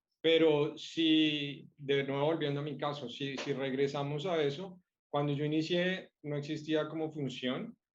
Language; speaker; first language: Spanish; native; Spanish